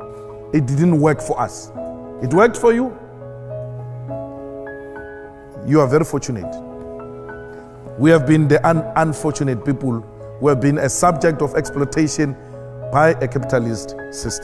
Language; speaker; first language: English; non-native, local second language; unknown